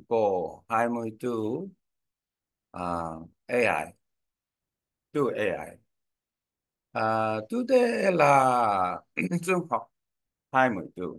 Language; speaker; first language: Vietnamese; non-native, learner; Korean